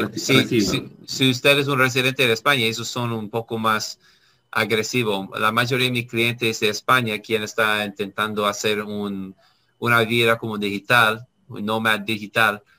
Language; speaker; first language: Spanish; non-native, learner; English